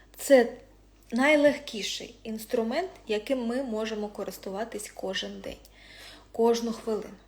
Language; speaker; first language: Ukrainian; non-native, local second language; Russian